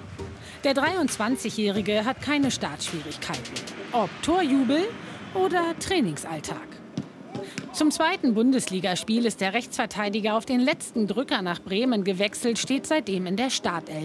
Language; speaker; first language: German; native; German